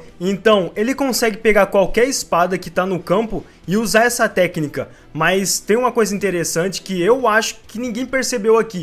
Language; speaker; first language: Portuguese; native; Portuguese